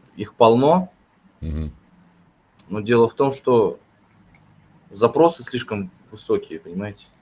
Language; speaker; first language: Russian; native; Russian